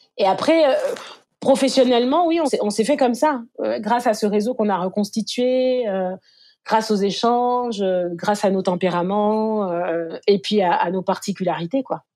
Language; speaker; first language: French; native; French